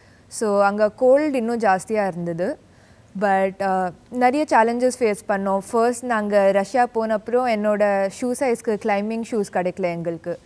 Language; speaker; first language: Tamil; early bilingual, heritage; Tamil